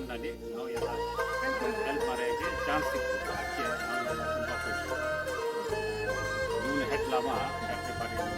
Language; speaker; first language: Kannada; non-native, local second language; Tibetan